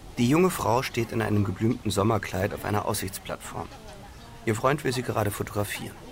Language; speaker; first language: German; native; German